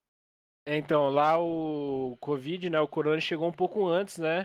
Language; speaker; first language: Portuguese; native; Portuguese